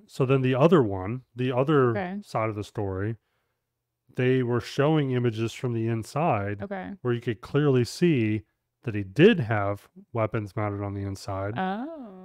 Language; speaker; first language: English; native; English